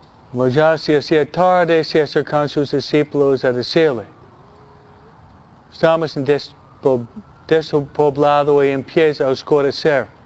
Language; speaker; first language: Spanish; non-native, fluent; English